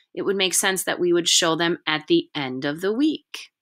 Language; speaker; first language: English; native; English